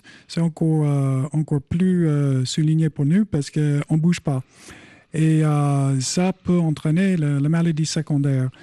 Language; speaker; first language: French; non-native, fluent; English